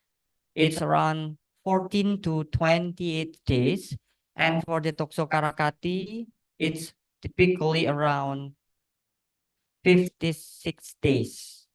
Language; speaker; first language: English; non-native, learner; Indonesian